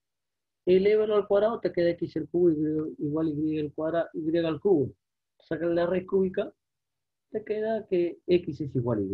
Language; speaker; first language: Spanish; native; Spanish